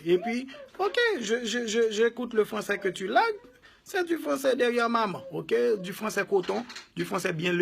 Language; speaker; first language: French; non-native, local second language; Haitian Creole